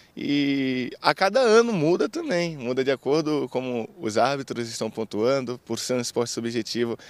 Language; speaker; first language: Portuguese; native; Portuguese